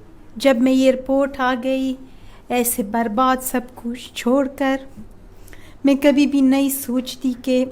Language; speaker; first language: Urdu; non-native, fluent; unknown